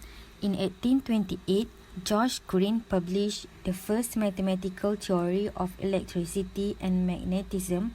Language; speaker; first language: English; non-native, local second language; Malay